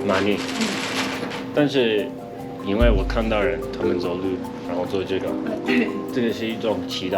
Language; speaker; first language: Chinese; non-native, fluent; English